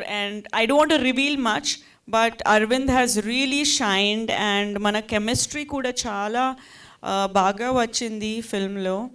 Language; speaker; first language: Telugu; non-native, learner; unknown